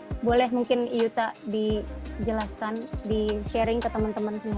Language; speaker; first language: Indonesian; native; Indonesian